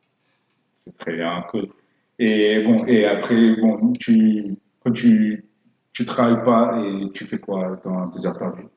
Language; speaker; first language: French; non-native, fluent; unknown